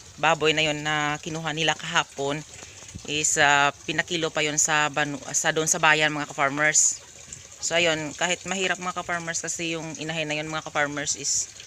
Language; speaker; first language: Filipino; native; Filipino